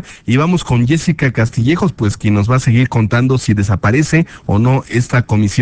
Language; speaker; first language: Spanish; native; Spanish